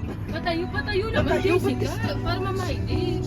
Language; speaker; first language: Filipino; native; Filipino